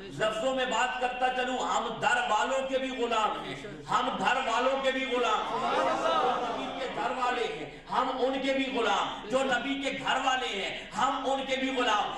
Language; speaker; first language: Urdu; non-native, local second language; Pashto